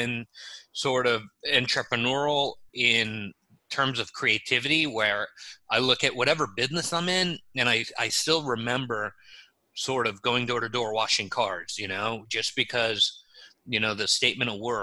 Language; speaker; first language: English; native; English